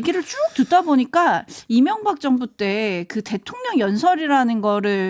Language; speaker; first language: Korean; native; Korean